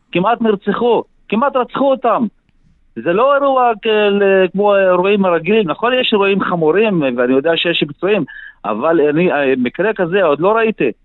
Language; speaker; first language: Hebrew; non-native, local second language; Arabic